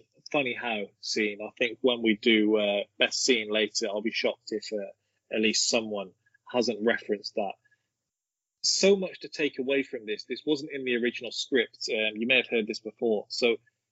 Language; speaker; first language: English; native; English